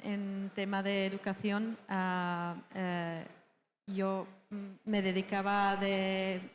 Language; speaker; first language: Spanish; non-native, fluent; Czech